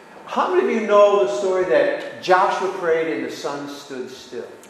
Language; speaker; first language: English; native; English